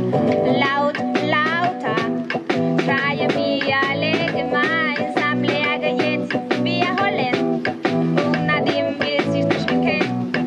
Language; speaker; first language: German; non-native, learner; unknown